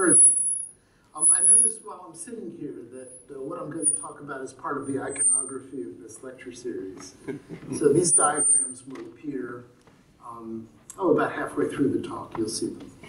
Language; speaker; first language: English; native; English